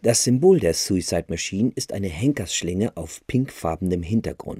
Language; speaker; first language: German; native; German